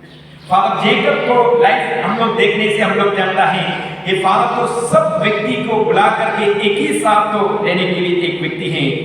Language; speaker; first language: Hindi; non-native, local second language; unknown